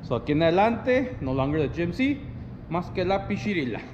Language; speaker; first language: Spanish; early bilingual, heritage; Spanish